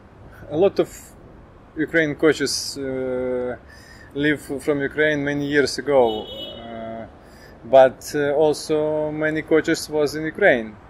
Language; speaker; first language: English; non-native, learner; Ukrainian